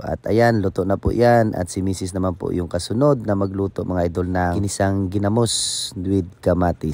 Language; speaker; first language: Filipino; native; Filipino